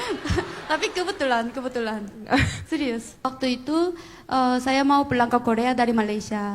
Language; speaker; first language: Indonesian; non-native, learner; Korean